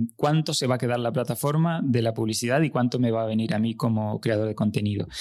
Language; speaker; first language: Spanish; native; Spanish